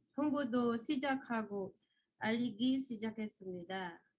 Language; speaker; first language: Korean; non-native, fluent; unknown